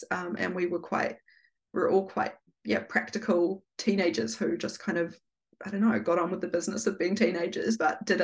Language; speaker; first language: English; native; English